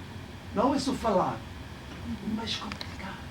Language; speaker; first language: Portuguese; non-native, learner; French